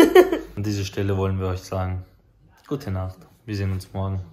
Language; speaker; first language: German; early bilingual, other home language; Turkish